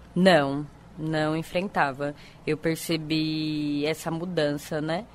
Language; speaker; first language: Portuguese; native; Portuguese